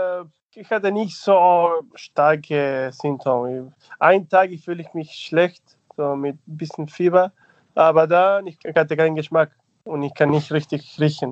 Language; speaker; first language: German; non-native, fluent; Spanish